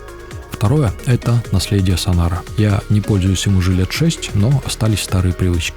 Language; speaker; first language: Russian; native; Russian